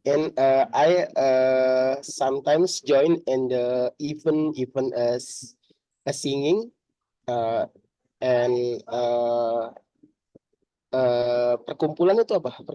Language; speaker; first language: English; non-native, learner; Indonesian